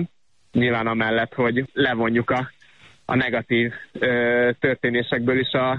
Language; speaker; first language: Hungarian; native; Hungarian